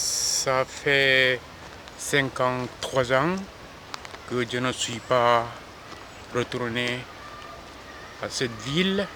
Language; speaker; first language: French; non-native, fluent; Korean